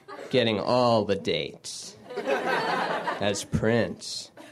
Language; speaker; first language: English; native; English